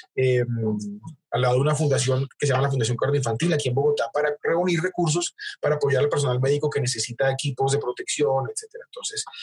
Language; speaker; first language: Spanish; native; Spanish